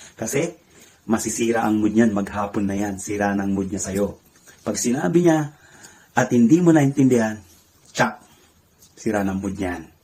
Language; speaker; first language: Filipino; native; Filipino